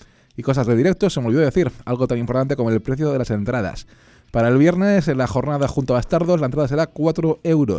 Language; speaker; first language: Spanish; native; Spanish